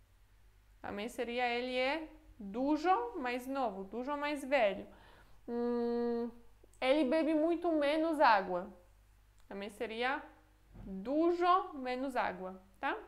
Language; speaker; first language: Portuguese; non-native, fluent; Polish